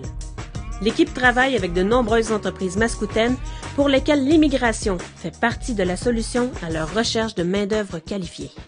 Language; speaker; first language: French; native; French